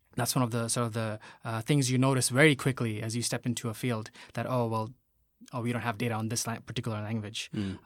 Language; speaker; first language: English; non-native, local second language; Bangla